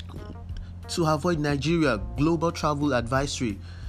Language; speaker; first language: English; non-native, local second language; Yoruba